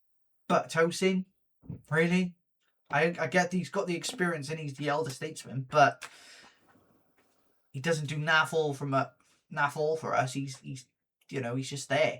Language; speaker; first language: English; native; English